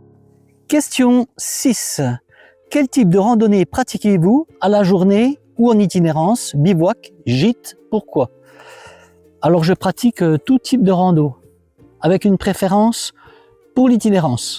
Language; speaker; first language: French; native; French